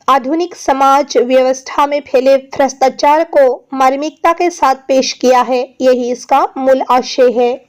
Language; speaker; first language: Hindi; non-native, local second language; Assamese